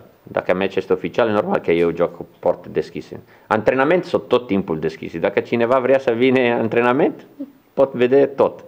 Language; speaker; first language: Romanian; non-native, learner; Italian